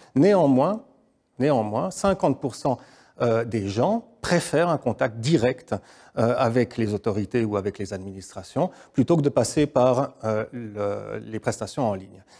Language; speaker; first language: French; native; French